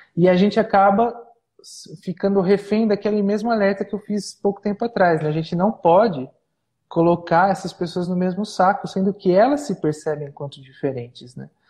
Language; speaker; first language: Portuguese; native; Portuguese